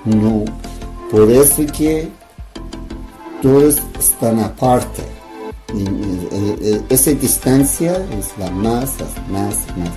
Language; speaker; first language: Spanish; non-native, learner; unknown